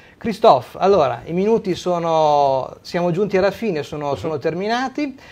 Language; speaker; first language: Italian; native; Italian